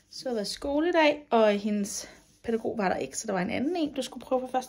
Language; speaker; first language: Danish; native; Danish